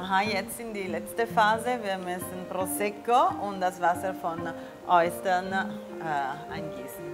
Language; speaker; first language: German; non-native, learner; Italian